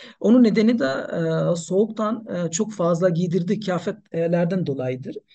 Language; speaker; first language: Turkish; non-native, fluent; Nepali